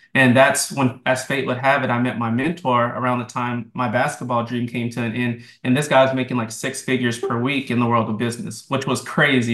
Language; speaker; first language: English; native; English